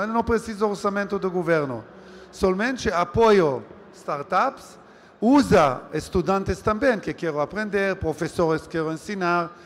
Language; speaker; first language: Portuguese; non-native, learner; Hebrew